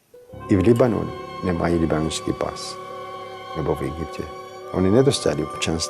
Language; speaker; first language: Czech; non-native, fluent; Arabic